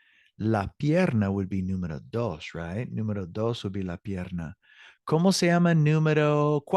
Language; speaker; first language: Spanish; non-native, learner; English